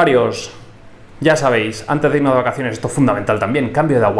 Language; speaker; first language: Spanish; native; Spanish